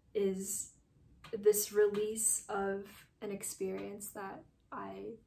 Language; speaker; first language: English; native; English